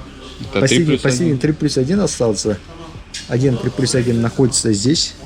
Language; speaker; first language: Russian; non-native, learner; Turkish